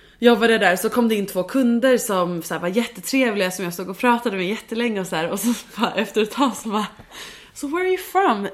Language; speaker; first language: Swedish; native; Swedish